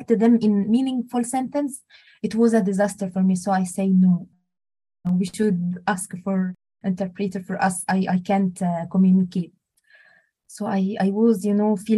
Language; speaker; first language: English; non-native, fluent; Arabic